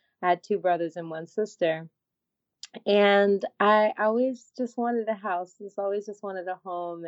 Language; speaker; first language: English; native; English